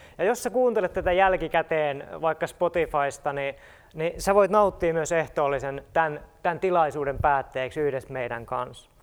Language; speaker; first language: Finnish; native; Finnish